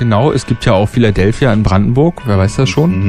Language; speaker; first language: German; native; German